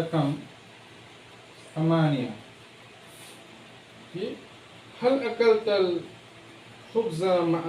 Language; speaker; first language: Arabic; non-native, fluent; Bangla